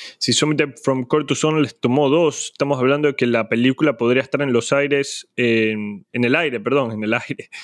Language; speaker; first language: Spanish; native; Spanish